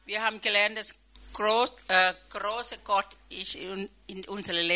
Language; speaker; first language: German; non-native, learner; Thai